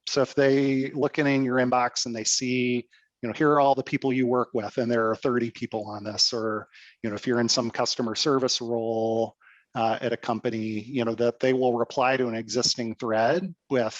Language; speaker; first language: English; native; English